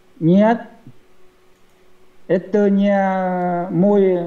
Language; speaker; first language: Russian; non-native, learner; Vietnamese